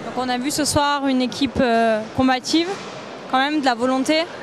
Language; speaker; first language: French; native; French